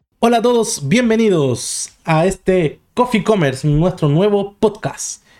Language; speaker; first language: Spanish; native; Spanish